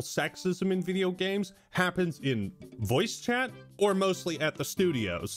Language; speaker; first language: English; native; English